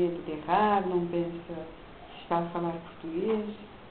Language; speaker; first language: Portuguese; non-native, local second language; Kabuverdianu